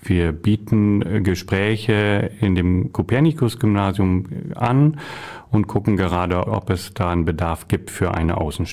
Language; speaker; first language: German; native; German